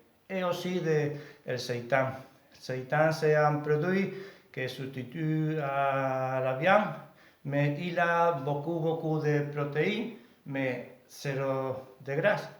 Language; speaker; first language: French; non-native, learner; Spanish